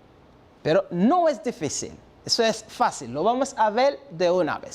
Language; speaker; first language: Spanish; non-native, fluent; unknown